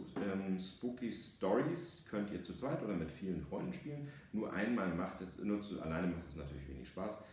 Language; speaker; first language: German; native; German